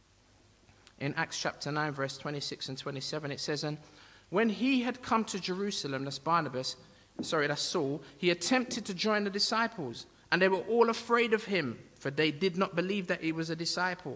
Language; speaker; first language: English; native; English